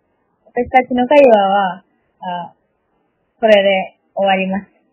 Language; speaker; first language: Japanese; non-native, learner; Malayalam